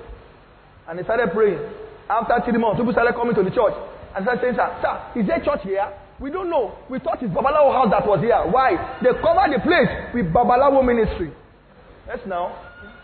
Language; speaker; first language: English; non-native, local second language; Yoruba